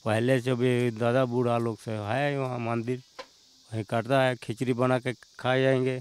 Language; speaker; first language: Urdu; non-native, local second language; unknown